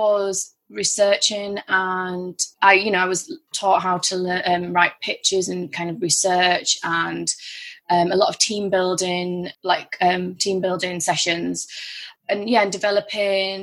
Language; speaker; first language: English; native; English